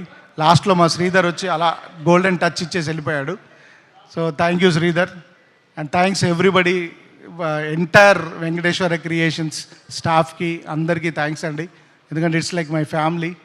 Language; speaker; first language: Telugu; native; Telugu